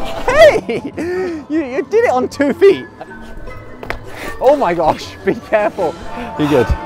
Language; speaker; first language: English; native; English